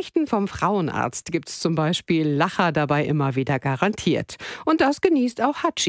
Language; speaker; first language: German; native; German